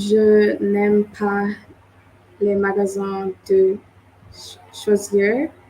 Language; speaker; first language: French; non-native, learner; English